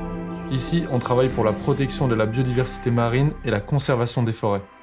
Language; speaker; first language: French; native; French